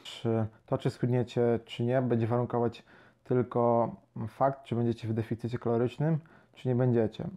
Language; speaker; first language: Polish; native; Polish